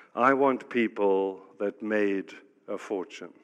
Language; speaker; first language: English; native; English